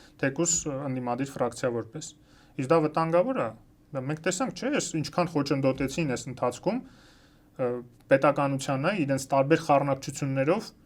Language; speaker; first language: Armenian; native; Armenian